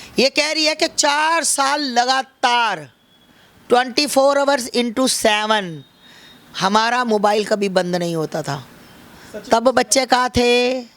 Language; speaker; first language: Hindi; native; Hindi